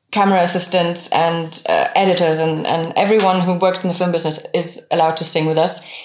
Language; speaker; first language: English; non-native, fluent; French